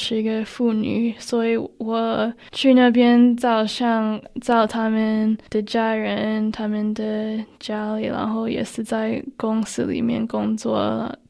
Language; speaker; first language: Chinese; early bilingual, heritage; Chinese